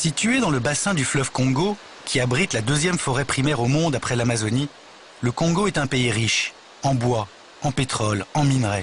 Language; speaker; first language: French; native; French